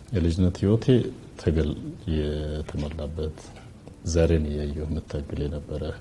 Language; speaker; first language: Amharic; non-native, local second language; Wolaytta